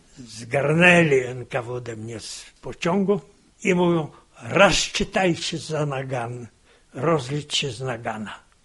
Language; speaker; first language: Polish; native; Polish